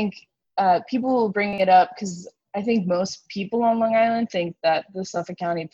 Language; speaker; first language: English; native; English